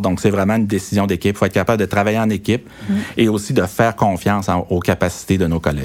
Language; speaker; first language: French; native; French